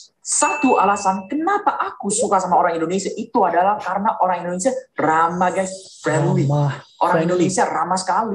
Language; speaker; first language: Indonesian; non-native, fluent; Korean